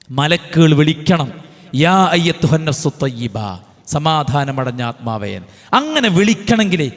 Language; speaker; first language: Malayalam; native; Malayalam